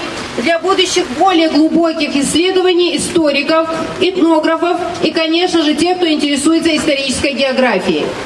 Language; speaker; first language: Russian; non-native, local second language; Ingush